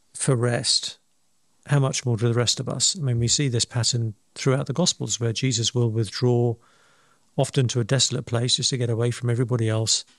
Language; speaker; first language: English; native; English